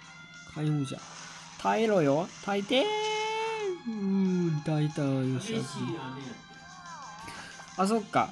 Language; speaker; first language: Japanese; native; Japanese